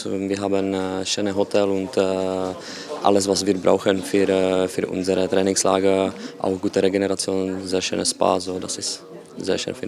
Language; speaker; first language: German; non-native, learner; Czech